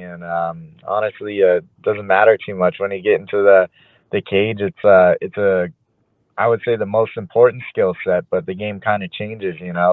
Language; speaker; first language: English; native; English